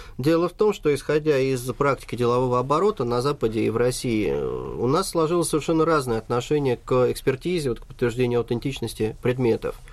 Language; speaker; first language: Russian; native; Russian